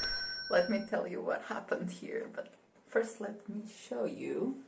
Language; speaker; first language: English; non-native, fluent; Portuguese